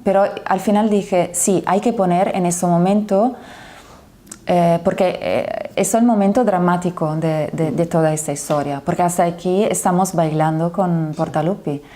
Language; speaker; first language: Spanish; non-native, fluent; Italian